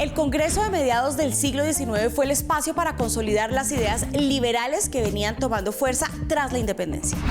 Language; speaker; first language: Spanish; native; Spanish